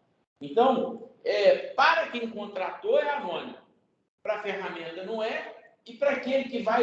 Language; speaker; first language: Portuguese; native; Portuguese